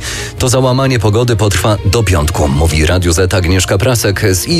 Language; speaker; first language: Polish; native; Polish